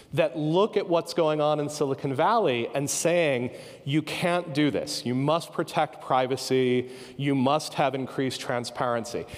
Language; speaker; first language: English; native; English